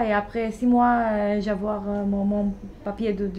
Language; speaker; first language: French; non-native, learner; Arabic